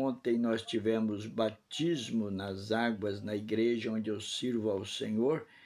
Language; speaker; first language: Portuguese; native; Portuguese